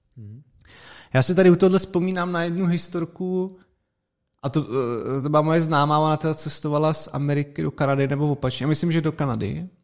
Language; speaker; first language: Czech; native; Czech